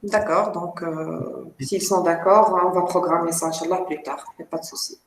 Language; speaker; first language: French; non-native, local second language; Arabic